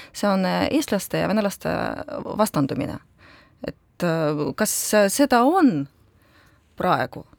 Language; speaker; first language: Estonian; non-native, local second language; Russian